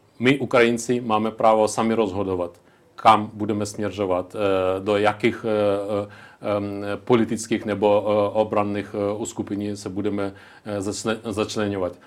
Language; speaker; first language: Czech; non-native, local second language; Ukrainian